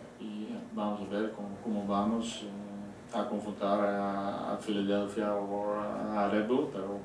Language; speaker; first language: Spanish; non-native, fluent; Dutch